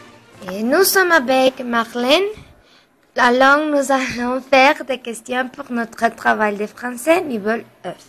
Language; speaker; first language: French; non-native, learner; Spanish